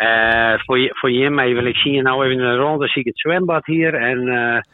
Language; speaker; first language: Dutch; native; Dutch